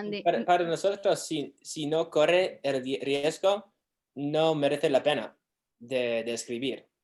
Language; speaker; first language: Spanish; non-native, learner; English